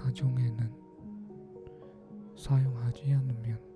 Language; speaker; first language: Korean; non-native, learner; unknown